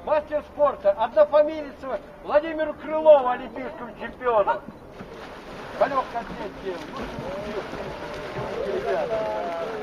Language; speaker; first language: Russian; native; Russian